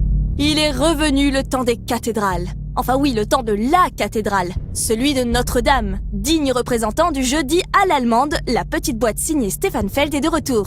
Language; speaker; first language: French; native; French